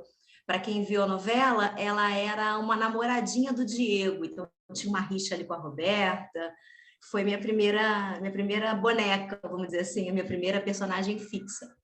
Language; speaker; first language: Portuguese; native; Portuguese